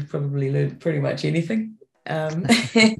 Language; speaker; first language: English; native; English